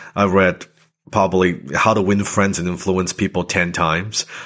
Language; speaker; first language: English; non-native, local second language; Cantonese